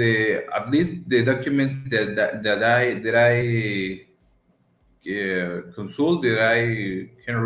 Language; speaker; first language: English; non-native, learner; Spanish